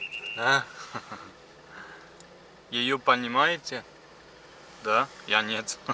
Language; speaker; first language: Russian; non-native, learner; English